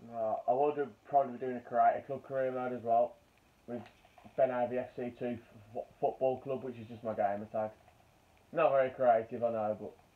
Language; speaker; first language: English; native; English